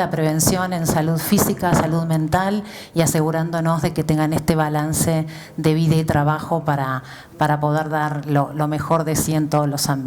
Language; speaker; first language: Spanish; native; Spanish